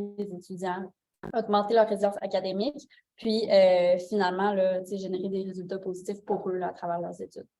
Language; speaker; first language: French; native; French